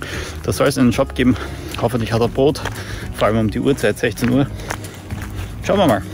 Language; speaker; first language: German; native; German